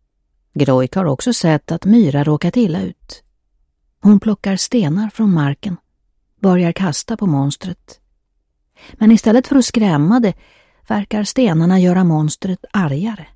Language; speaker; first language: Swedish; native; Swedish